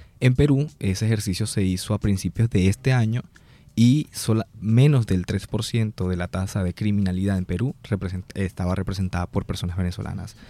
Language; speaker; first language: Spanish; native; Spanish